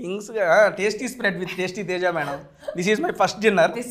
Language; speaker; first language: Telugu; native; Telugu